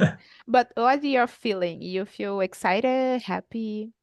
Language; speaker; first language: English; non-native, learner; Portuguese